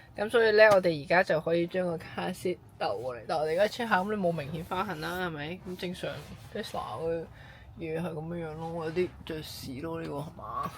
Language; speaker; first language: Cantonese; native; Cantonese